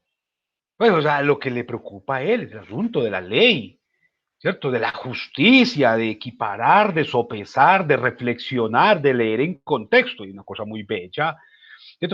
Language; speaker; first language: Spanish; native; Spanish